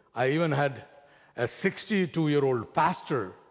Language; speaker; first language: English; non-native, local second language; Malayalam